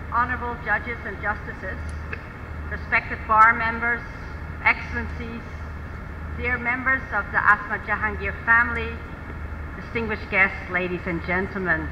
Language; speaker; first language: English; non-native, fluent; Dutch